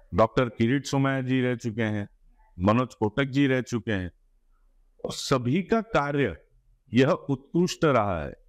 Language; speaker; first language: Hindi; non-native, local second language; Gujarati